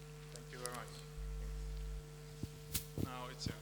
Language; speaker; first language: English; non-native, fluent; Czech